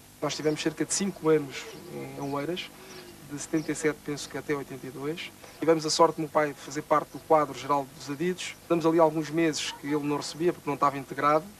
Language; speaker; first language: Portuguese; native; Portuguese